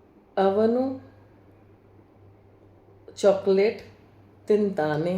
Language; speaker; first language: Kannada; non-native, learner; Punjabi